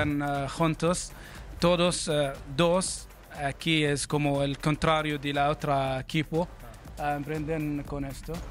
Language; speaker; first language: Spanish; non-native, learner; Arabic